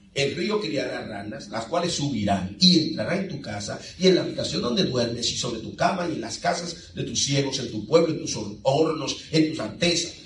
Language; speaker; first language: Spanish; native; Spanish